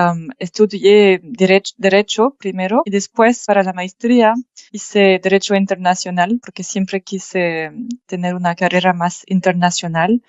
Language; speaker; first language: Spanish; non-native, fluent; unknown